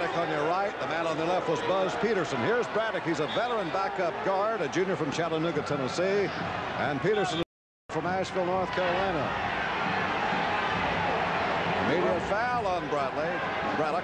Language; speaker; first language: English; native; English